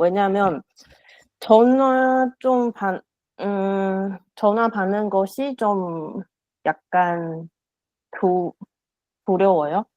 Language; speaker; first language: Korean; non-native, learner; Chinese